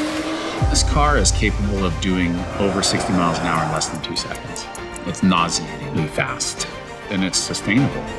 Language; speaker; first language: English; native; English